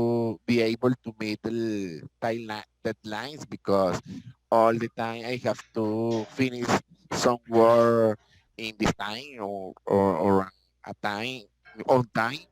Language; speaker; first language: English; non-native, learner; Spanish